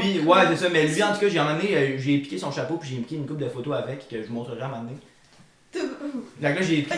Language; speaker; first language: French; native; French